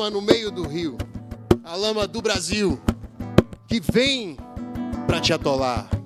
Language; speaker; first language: Portuguese; native; Portuguese